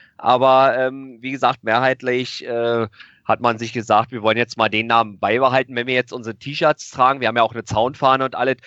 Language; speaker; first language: German; native; German